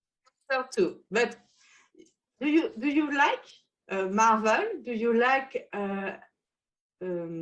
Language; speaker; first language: English; non-native, learner; French